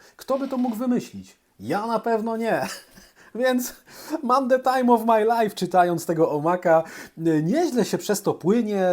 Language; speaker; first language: Polish; native; Polish